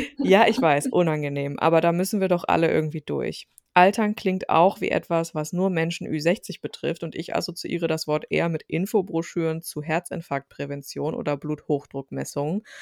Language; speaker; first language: German; early bilingual, other home language; Turkish